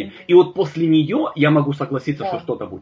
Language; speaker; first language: Russian; native; Russian